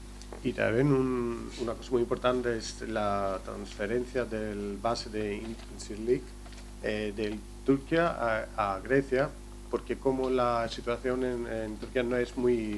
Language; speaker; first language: Spanish; non-native, learner; Greek